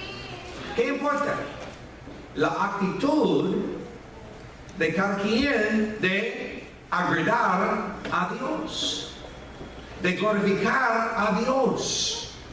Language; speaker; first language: Spanish; non-native, fluent; English